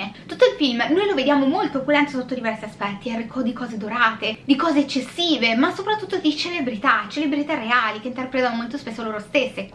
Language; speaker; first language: Italian; native; Italian